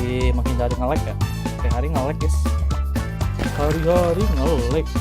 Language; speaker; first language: Indonesian; native; Indonesian